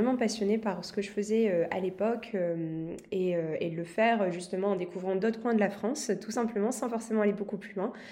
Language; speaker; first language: French; native; French